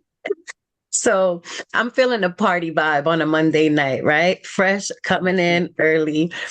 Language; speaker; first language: English; native; English